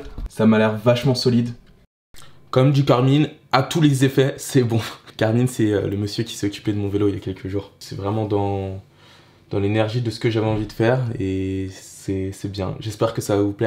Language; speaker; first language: French; native; French